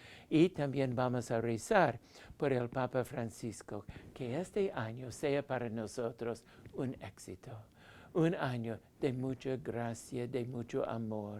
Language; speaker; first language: Spanish; non-native, fluent; English